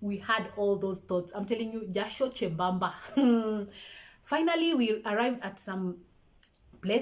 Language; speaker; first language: English; non-native, local second language; Swahili